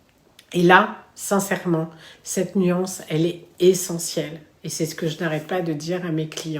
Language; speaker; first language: French; native; French